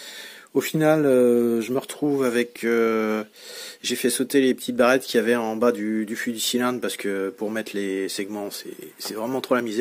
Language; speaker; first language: French; native; French